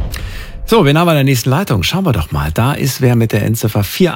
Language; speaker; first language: German; native; German